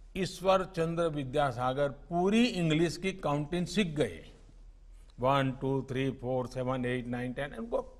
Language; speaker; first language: Hindi; native; Hindi